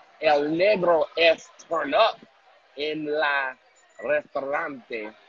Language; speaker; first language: Spanish; non-native, learner; English